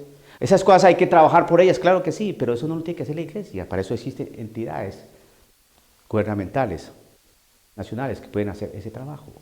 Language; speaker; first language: Spanish; native; Spanish